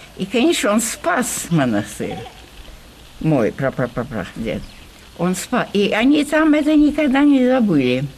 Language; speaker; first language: Russian; early bilingual, heritage; Russian